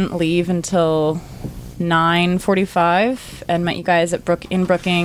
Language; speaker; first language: English; native; English